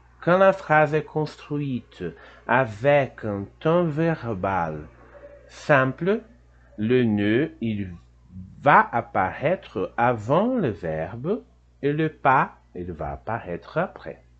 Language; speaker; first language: French; non-native, fluent; Portuguese